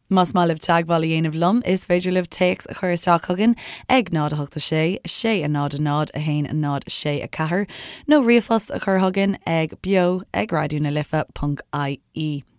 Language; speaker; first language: Irish; native; Irish